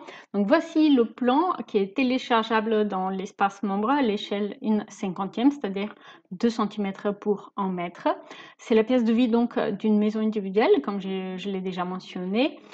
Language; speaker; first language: French; native; French